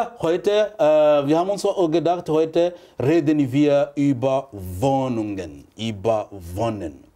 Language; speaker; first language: German; non-native, fluent; French